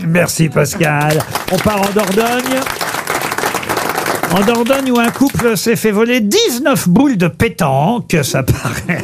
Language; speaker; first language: French; native; French